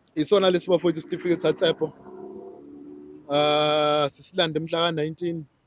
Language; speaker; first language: Zulu; native; Zulu